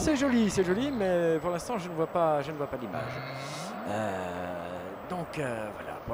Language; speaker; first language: French; native; French